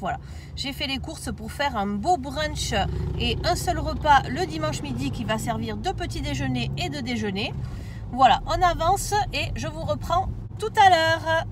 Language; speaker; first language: French; native; French